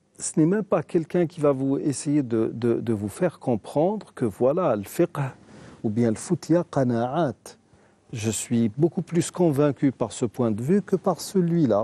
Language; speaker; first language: French; non-native, local second language; Arabic